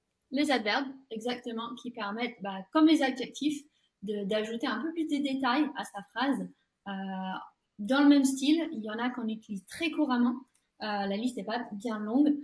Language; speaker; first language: French; non-native, fluent; English